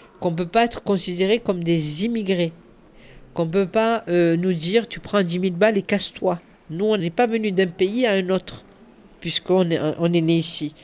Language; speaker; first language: French; early bilingual, other home language; Arabic